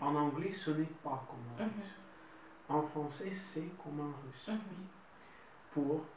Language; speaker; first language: French; non-native, fluent; Russian